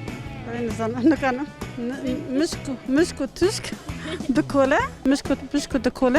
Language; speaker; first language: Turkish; non-native, local second language; Kurdish